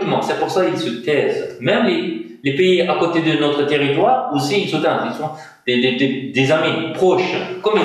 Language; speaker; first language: French; non-native, fluent; Uyghur